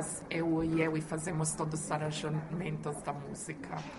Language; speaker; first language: Portuguese; non-native, fluent; Croatian